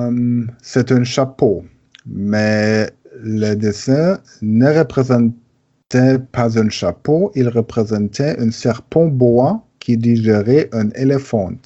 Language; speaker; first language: French; non-native, learner; German